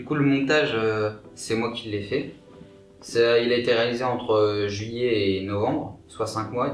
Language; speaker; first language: French; native; French